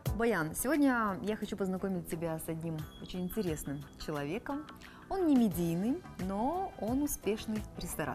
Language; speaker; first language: Russian; native; Russian